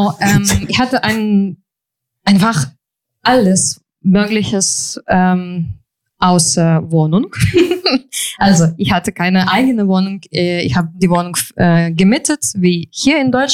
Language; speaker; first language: German; non-native, fluent; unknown